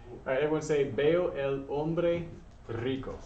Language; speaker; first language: Spanish; non-native, fluent; English